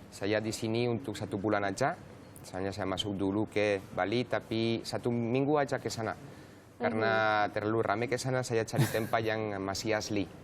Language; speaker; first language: Indonesian; non-native, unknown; Spanish